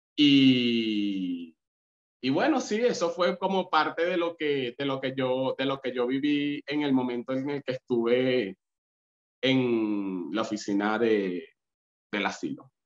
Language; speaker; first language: Spanish; native; Spanish